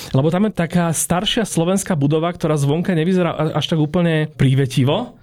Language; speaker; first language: Slovak; native; Slovak